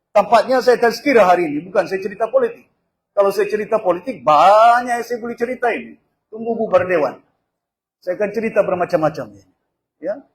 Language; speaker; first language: Malay; non-native, local second language; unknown